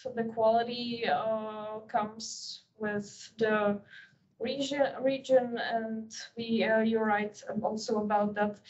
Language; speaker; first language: English; non-native, fluent; Czech